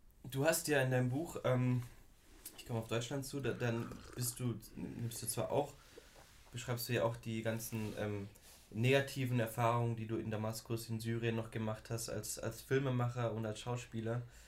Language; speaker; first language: German; native; German